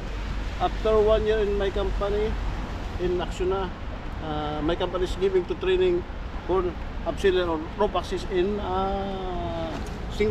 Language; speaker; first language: English; non-native, learner; Filipino